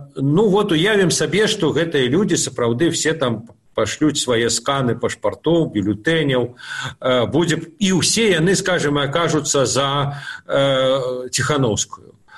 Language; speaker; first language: Belarusian; non-native, local second language; Russian